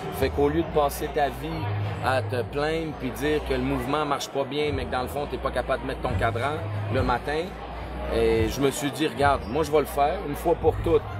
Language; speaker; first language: French; native; French